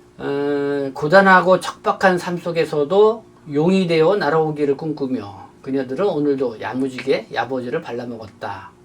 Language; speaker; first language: Korean; native; Korean